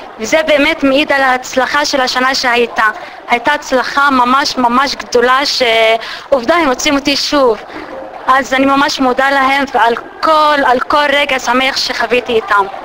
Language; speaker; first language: Hebrew; non-native, local second language; Arabic